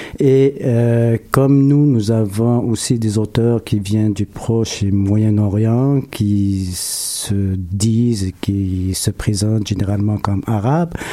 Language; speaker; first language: French; non-native, local second language; Arabic